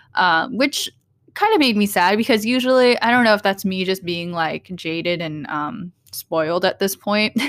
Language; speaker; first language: English; early bilingual, other home language; Vietnamese